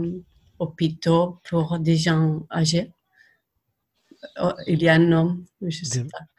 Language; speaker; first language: French; non-native, fluent; Spanish